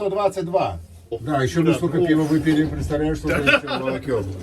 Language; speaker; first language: Russian; native; Russian